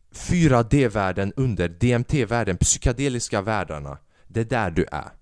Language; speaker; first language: Swedish; early bilingual, other home language; Albanian